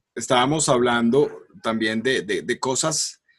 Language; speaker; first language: Spanish; native; Spanish